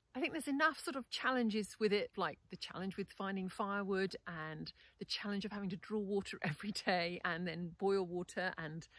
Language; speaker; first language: English; native; English